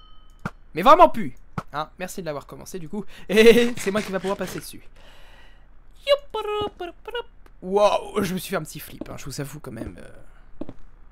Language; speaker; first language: French; native; French